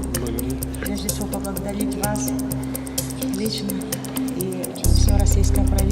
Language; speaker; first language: Russian; native; Russian